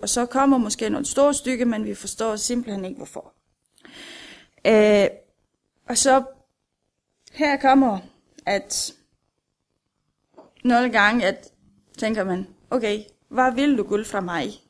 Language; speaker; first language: Danish; non-native, fluent; Romanian